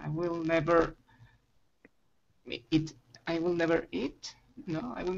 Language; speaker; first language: English; non-native, learner; Spanish